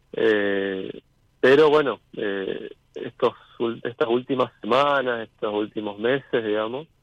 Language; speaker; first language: Spanish; native; Spanish